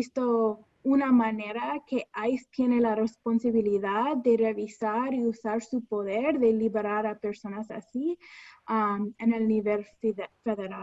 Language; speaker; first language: Spanish; non-native, fluent; English